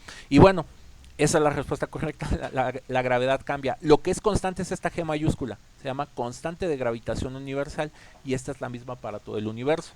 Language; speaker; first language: Spanish; native; Spanish